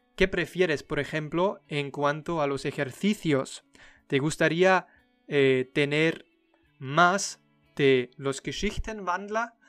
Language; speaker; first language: Spanish; non-native, fluent; German